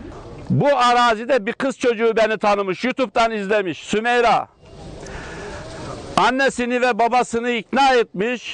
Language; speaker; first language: Turkish; native; Turkish